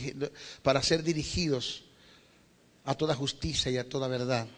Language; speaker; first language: Spanish; native; Spanish